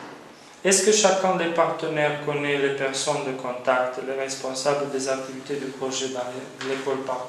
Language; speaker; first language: French; non-native, fluent; Romanian